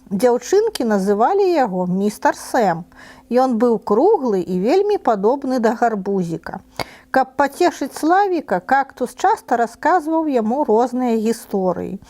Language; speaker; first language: Belarusian; non-native, local second language; Russian